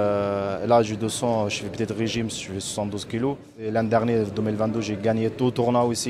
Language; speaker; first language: French; non-native, learner; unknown